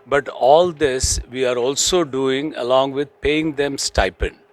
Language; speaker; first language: English; non-native, local second language; Tamil